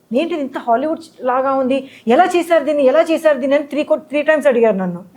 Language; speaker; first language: Telugu; early bilingual, heritage; Telugu